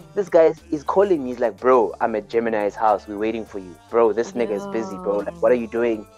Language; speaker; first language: English; early bilingual, other home language; Xhosa